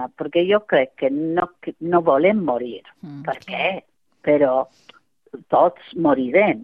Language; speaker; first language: Catalan; non-native, fluent; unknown